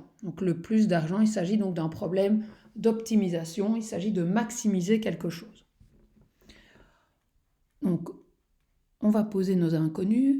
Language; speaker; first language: French; native; French